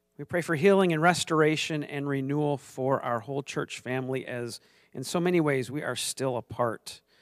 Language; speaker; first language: English; native; English